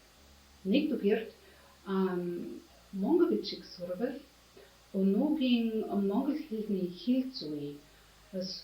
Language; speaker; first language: Mongolian; non-native, fluent; German